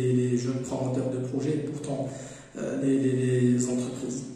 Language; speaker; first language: French; non-native, local second language; Arabic